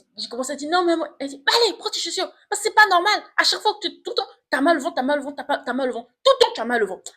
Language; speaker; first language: French; non-native, local second language; Lingala